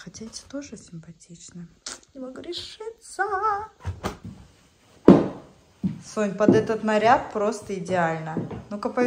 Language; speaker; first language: Russian; native; Russian